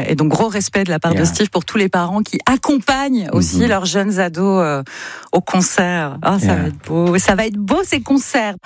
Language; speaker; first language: French; native; French